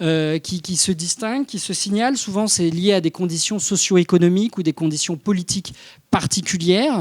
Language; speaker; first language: French; native; French